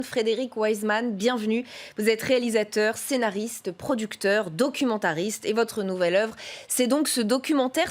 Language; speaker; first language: French; native; French